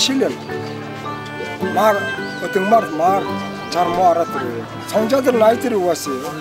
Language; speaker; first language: Korean; early bilingual, heritage; Russian